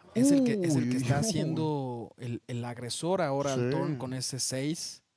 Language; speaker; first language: Spanish; native; Spanish